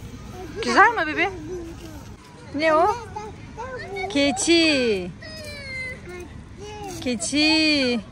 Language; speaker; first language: Turkish; non-native, learner; Kazakh